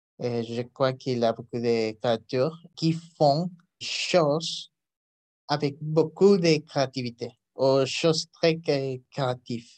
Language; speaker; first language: French; non-native, learner; Spanish